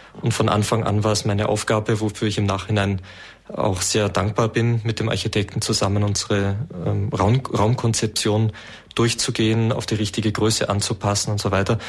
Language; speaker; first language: German; native; German